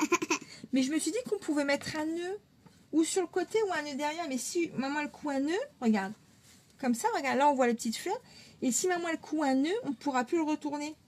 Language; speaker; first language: French; native; French